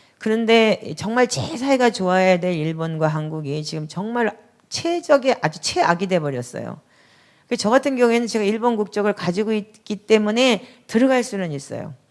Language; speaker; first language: Korean; native; Korean